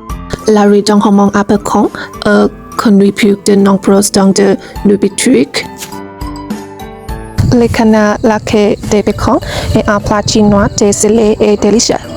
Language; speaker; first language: French; non-native, learner; Vietnamese